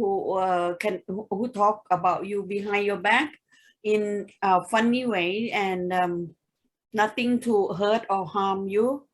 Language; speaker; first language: English; non-native, fluent; Thai